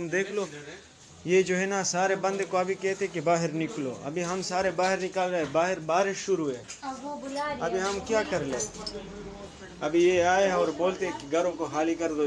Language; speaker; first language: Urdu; non-native, local second language; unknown